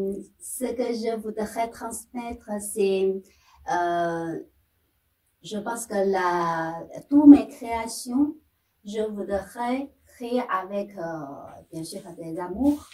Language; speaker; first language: French; non-native, fluent; Chinese